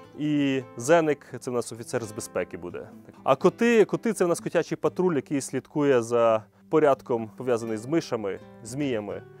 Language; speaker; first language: Ukrainian; native; Ukrainian